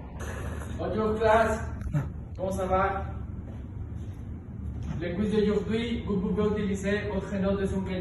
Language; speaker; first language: French; non-native, learner; Spanish